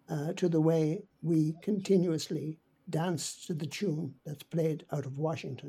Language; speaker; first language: English; native; English